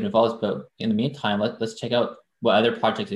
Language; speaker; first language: English; non-native, fluent; French